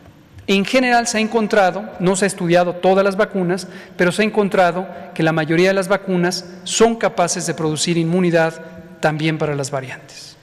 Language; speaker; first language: Spanish; native; Spanish